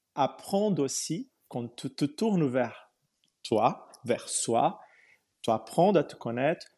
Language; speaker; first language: French; non-native, fluent; Portuguese